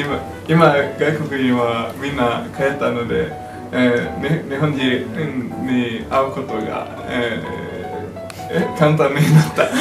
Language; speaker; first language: Japanese; non-native, learner; English